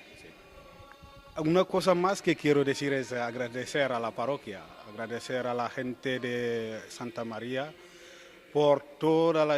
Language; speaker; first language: Spanish; non-native, fluent; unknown